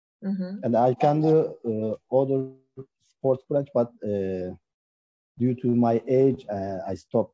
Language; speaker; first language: English; non-native, learner; Turkish